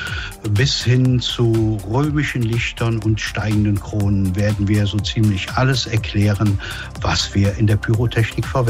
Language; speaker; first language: German; native; German